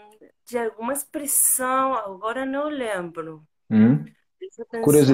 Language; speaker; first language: Portuguese; non-native, fluent; Spanish